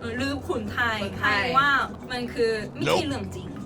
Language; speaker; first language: Thai; non-native, fluent; Korean